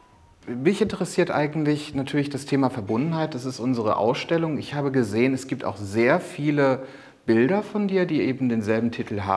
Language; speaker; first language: German; native; German